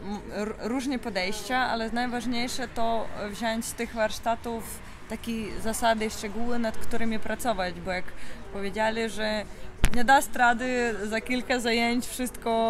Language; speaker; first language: Polish; non-native, learner; Ukrainian